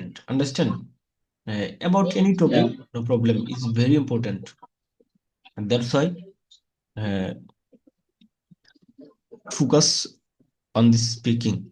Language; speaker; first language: English; non-native, fluent; Bangla